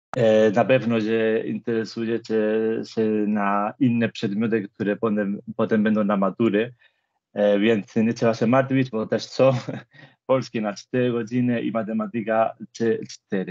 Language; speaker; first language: Polish; non-native, fluent; Spanish